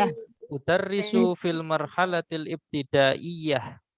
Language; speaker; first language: Arabic; non-native, fluent; Indonesian